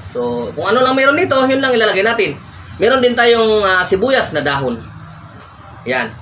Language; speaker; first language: Filipino; non-native, local second language; Cebuano